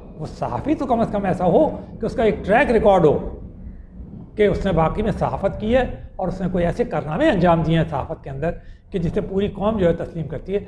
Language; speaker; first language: Urdu; native; Urdu